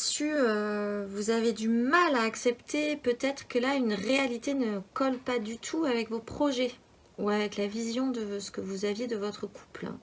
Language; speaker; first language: French; native; French